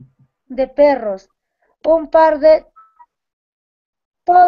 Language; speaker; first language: Spanish; non-native, local second language; Aymara